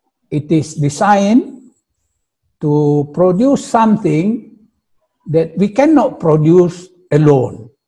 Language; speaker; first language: English; non-native, fluent; Indonesian